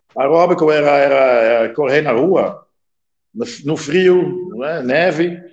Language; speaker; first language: Portuguese; non-native, fluent; Dutch